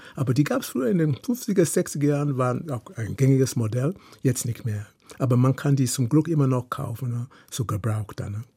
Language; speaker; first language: German; non-native, fluent; Yoruba